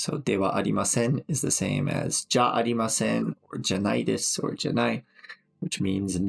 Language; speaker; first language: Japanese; non-native, fluent; English